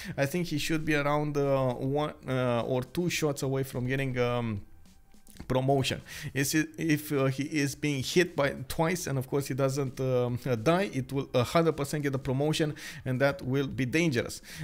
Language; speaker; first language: English; non-native, fluent; Romanian